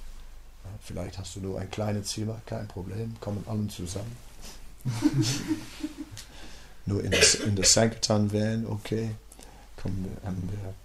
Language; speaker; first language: German; non-native, fluent; Dutch